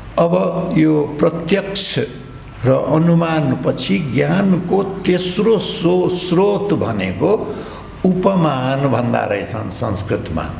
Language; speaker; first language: Nepali; non-native, local second language; Maithili